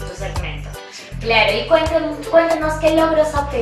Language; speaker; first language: Spanish; native; Spanish